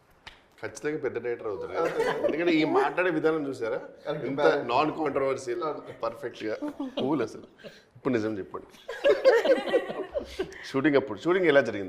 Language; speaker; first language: Telugu; native; Telugu